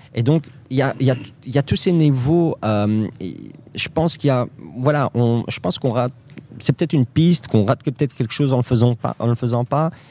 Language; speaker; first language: French; early bilingual, other home language; Riffian